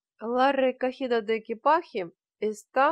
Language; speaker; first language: Spanish; non-native, fluent; Russian